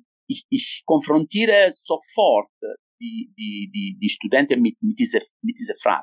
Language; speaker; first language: German; non-native, fluent; Italian